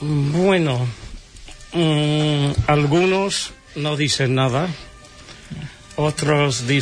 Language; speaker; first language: Spanish; non-native, fluent; English